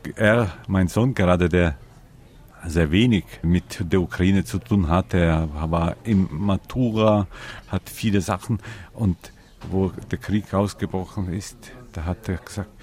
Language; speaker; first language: German; non-native, fluent; Ukrainian